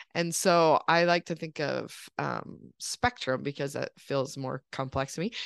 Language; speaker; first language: English; native; English